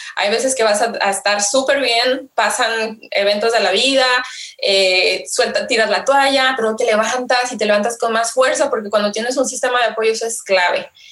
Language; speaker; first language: Spanish; native; Spanish